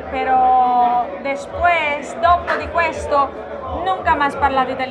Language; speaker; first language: Italian; non-native, learner; Portuguese